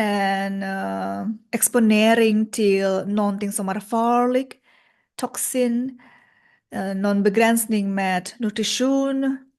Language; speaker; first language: Swedish; non-native, learner; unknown